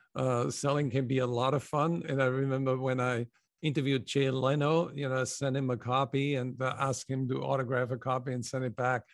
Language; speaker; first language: English; non-native, fluent; German